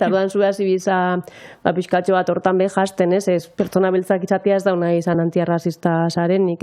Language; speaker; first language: Basque; native; Basque